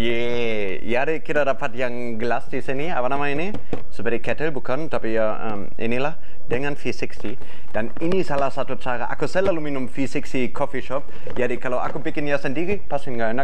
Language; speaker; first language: Indonesian; non-native, fluent; German